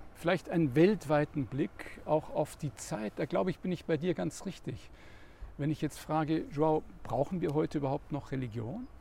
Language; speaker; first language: German; native; German